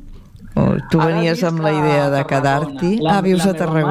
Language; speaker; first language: Catalan; native; Catalan